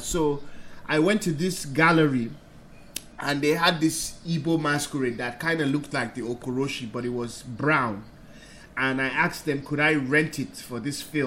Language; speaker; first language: English; non-native, local second language; Hausa